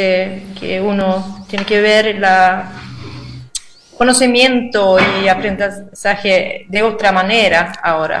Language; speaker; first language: Spanish; non-native, fluent; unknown